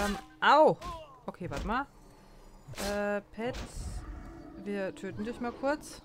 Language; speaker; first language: German; native; German